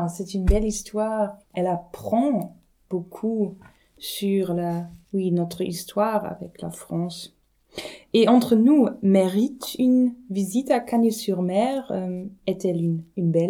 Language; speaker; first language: French; non-native, fluent; German